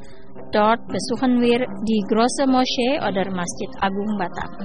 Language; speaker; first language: German; non-native, fluent; Indonesian